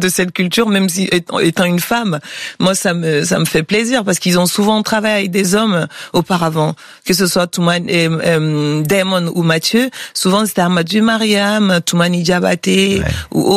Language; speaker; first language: French; non-native, local second language; Bambara